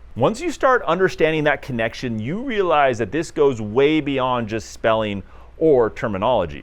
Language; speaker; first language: English; native; English